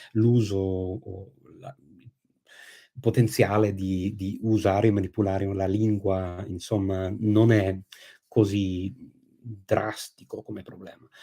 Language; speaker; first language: Italian; non-native, fluent; English